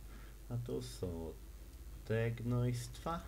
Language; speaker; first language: Polish; native; Polish